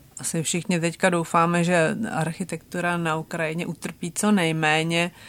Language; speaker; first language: Czech; native; Czech